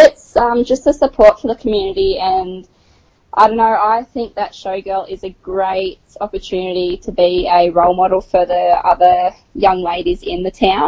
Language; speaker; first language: English; native; English